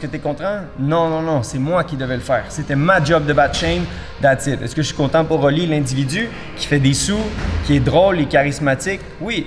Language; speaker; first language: French; native; French